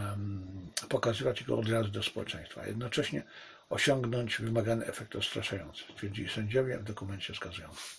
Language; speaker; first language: Polish; native; Polish